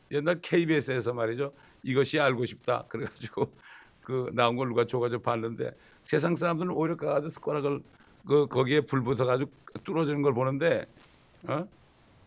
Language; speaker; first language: Korean; native; Korean